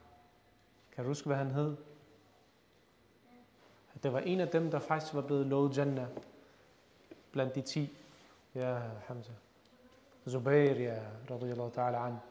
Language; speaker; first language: Danish; early bilingual, other home language; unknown